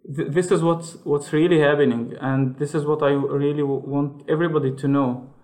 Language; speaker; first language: English; non-native, fluent; Arabic